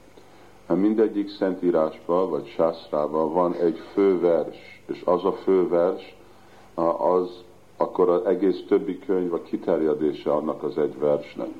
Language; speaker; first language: Hungarian; early bilingual, heritage; Hungarian